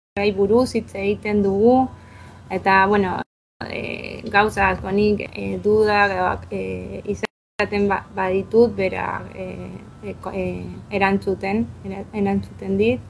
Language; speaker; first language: Basque; non-native, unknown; Spanish